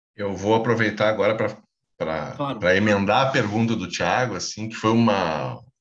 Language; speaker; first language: Portuguese; native; Portuguese